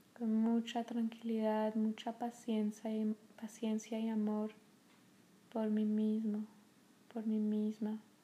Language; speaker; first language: Spanish; non-native, fluent; French